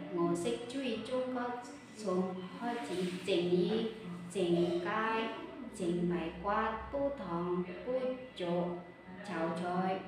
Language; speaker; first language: Cantonese; non-native, learner; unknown